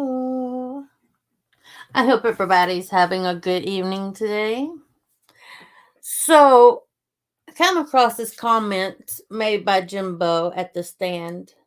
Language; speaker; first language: English; native; English